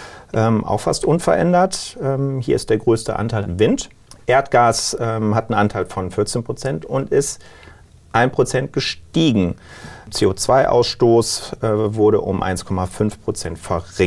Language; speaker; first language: German; native; German